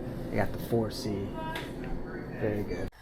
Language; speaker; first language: English; native; English